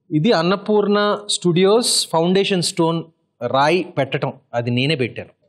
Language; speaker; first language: Telugu; native; Telugu